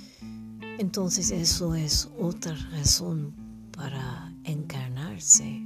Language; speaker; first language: Spanish; non-native, learner; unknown